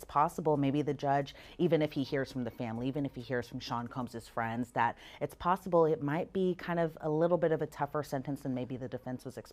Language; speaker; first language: English; native; English